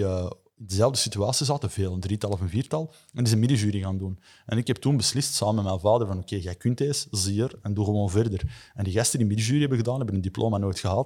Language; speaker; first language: Dutch; native; Dutch